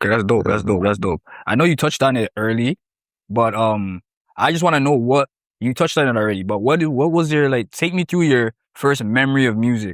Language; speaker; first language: English; native; English